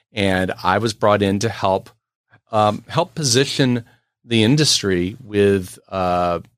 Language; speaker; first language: English; native; English